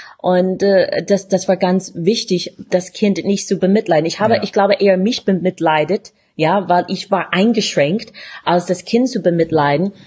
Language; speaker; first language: German; non-native, fluent; English